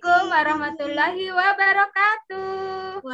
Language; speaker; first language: Indonesian; native; Indonesian